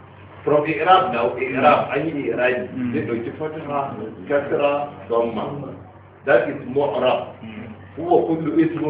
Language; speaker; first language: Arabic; non-native, fluent; Hausa